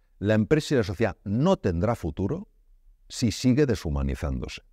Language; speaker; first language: Spanish; native; Spanish